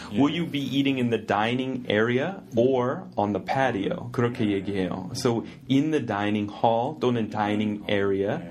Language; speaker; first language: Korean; non-native, fluent; English